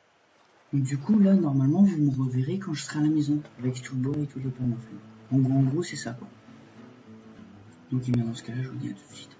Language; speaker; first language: French; native; French